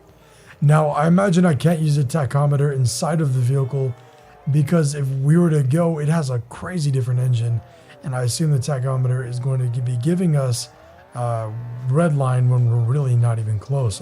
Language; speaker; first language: English; native; English